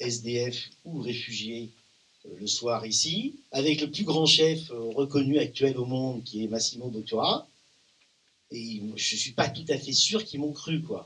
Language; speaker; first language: French; native; French